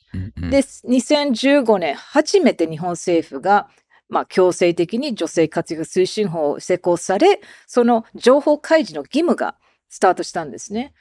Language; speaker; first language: Japanese; non-native, fluent; English